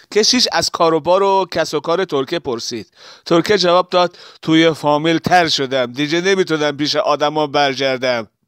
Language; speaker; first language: Persian; non-native, local second language; Assyrian Neo-Aramaic